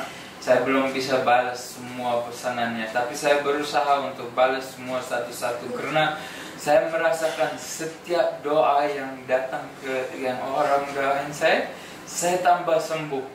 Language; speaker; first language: Indonesian; non-native, fluent; English